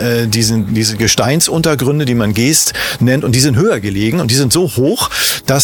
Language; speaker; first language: German; native; German